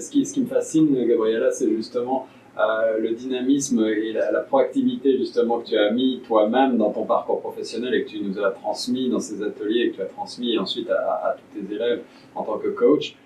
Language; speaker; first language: French; native; French